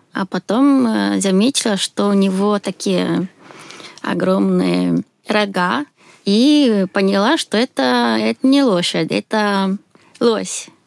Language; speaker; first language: Russian; non-native, fluent; Swedish